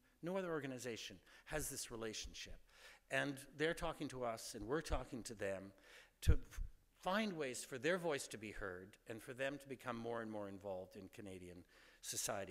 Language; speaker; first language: English; native; English